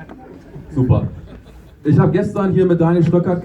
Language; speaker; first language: German; native; German